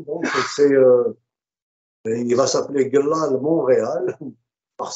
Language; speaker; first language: French; non-native, local second language; Arabic